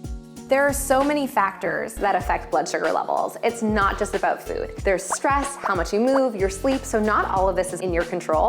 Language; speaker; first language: English; native; English